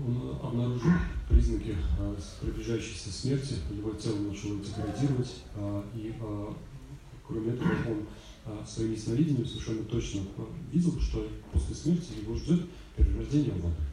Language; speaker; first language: Russian; native; Russian